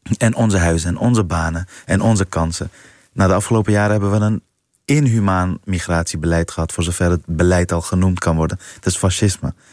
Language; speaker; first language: Dutch; early bilingual, other home language; Persian